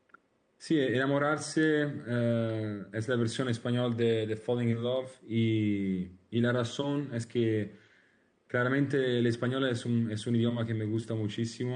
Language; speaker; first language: Spanish; non-native, learner; Italian